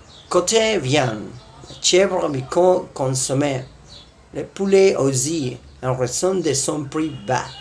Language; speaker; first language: French; non-native, learner; Spanish